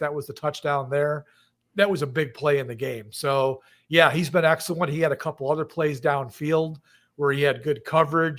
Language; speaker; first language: English; native; English